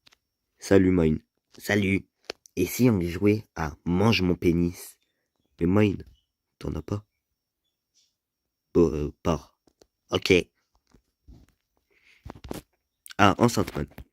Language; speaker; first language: French; native; French